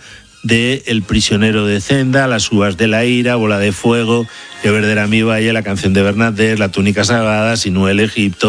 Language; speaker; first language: Spanish; native; Spanish